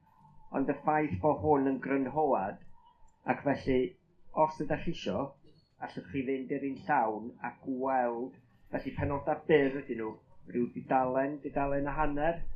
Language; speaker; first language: Welsh; native; Welsh